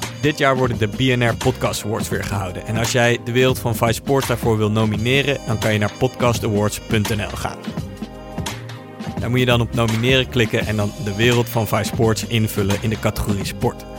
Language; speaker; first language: Dutch; native; Dutch